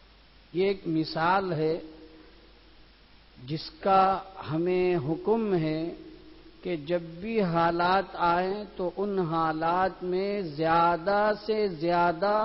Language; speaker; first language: Urdu; native; Urdu